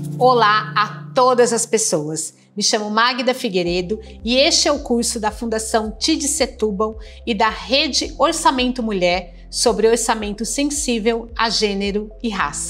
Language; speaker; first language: Portuguese; native; Portuguese